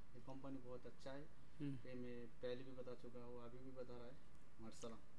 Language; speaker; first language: Hindi; non-native, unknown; Bangla